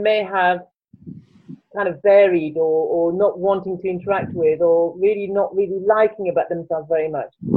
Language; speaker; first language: English; non-native, fluent; French